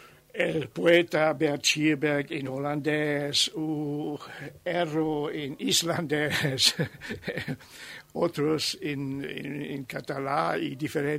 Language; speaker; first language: Spanish; non-native, learner; German